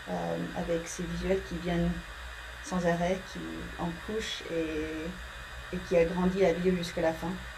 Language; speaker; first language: French; early bilingual, heritage; English